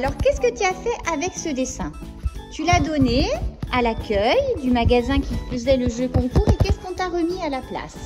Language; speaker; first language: French; native; French